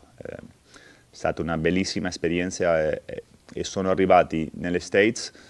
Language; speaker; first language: Italian; non-native, fluent; Spanish